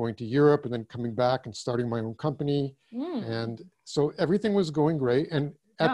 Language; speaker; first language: English; early bilingual, other home language; German